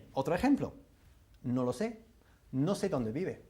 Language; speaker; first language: Spanish; non-native, fluent; English